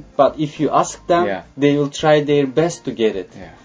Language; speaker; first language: English; non-native, fluent; Turkish